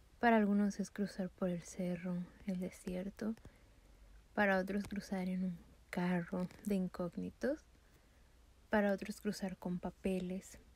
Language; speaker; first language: Spanish; native; Spanish